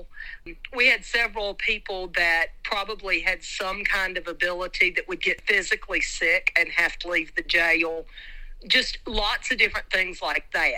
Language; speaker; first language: English; native; English